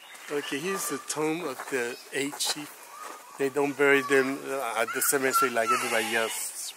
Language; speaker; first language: English; non-native, fluent; French